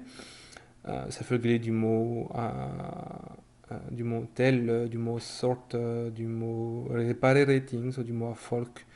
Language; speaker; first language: Norwegian; non-native, fluent; French